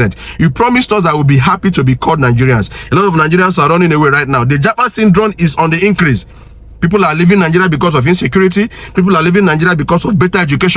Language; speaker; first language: English; non-native, local second language; Igbo